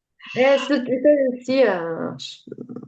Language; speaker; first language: French; non-native, learner; Ukrainian